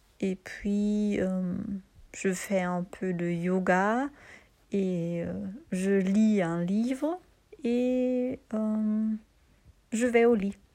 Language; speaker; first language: French; non-native, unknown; German